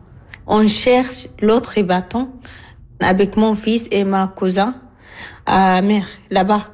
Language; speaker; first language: French; non-native, learner; Arabic